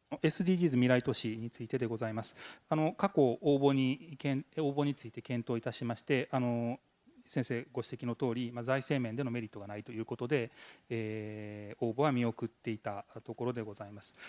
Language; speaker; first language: Japanese; native; Japanese